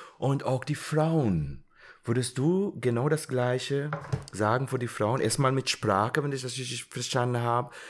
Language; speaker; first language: German; non-native, fluent; English